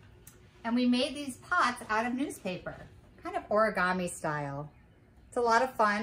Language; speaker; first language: English; native; English